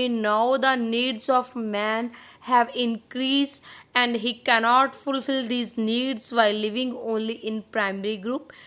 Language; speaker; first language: English; non-native, local second language; Punjabi